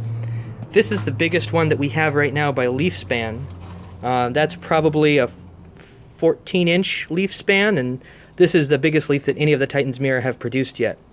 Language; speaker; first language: English; native; English